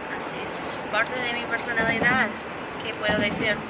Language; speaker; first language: Spanish; non-native, learner; English